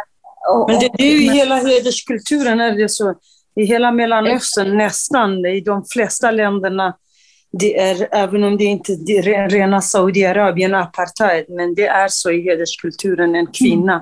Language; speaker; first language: Swedish; non-native, fluent; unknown